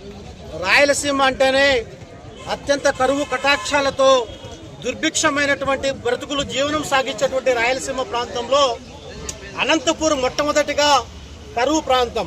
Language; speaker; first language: Telugu; native; Telugu